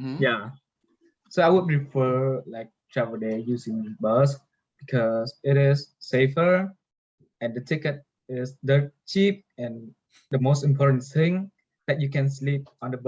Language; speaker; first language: English; non-native, fluent; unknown